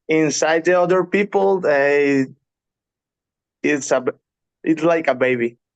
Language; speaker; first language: English; non-native, learner; Spanish